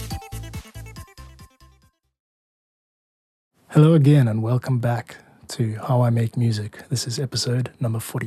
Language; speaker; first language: English; native; English